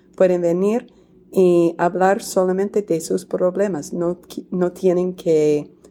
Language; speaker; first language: Spanish; non-native, fluent; English